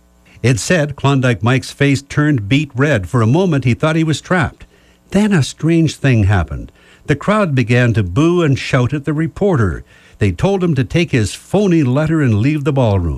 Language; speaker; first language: English; native; English